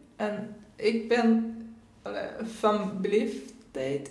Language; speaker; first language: Dutch; non-native, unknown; Persian